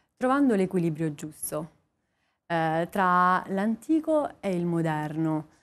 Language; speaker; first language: Italian; native; Italian